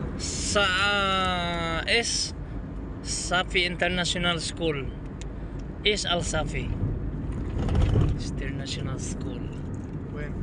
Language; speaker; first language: English; non-native, learner; Filipino